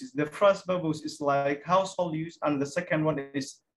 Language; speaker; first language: English; non-native, fluent; Somali